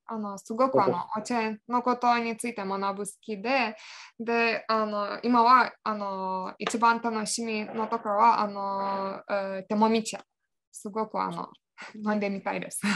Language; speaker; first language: Japanese; non-native, fluent; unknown